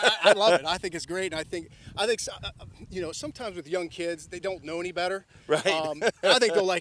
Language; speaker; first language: English; native; English